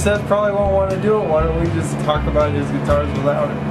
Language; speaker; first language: English; native; English